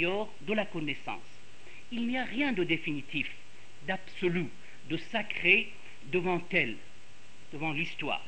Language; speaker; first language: French; non-native, fluent; Persian